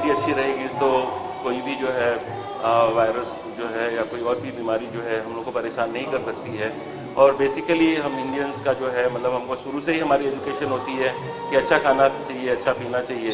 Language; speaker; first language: Hindi; native; Hindi